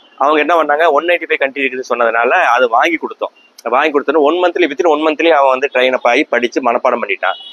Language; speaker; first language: Tamil; non-native, local second language; Urdu